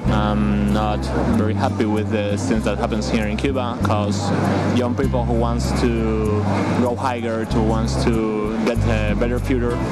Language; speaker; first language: English; non-native, learner; Spanish